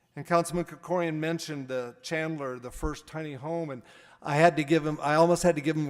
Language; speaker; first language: English; native; English